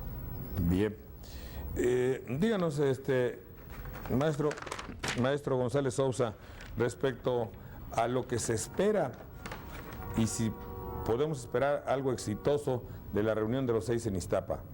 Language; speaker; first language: Spanish; native; Spanish